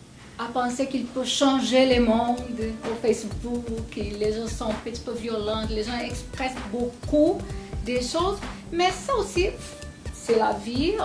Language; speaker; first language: French; non-native, fluent; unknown